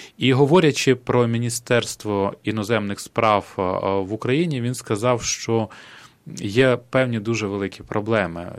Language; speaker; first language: Ukrainian; native; Ukrainian